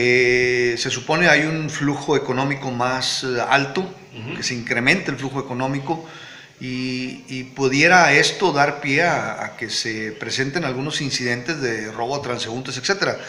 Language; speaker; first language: Spanish; native; Spanish